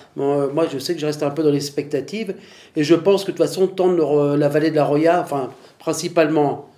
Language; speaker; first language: French; non-native, fluent; Vietnamese